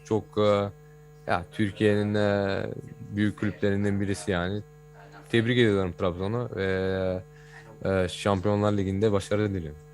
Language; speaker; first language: Turkish; early bilingual, heritage; Turkish